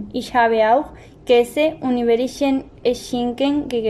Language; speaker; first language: German; non-native, learner; Spanish